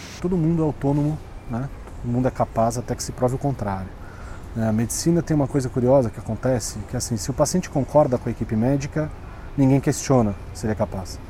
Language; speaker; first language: Portuguese; native; Portuguese